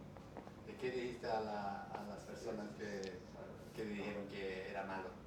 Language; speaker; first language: Spanish; early bilingual, heritage; English